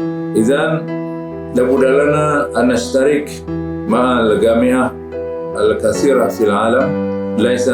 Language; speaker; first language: Arabic; non-native, fluent; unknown